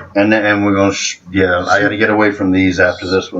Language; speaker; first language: English; native; English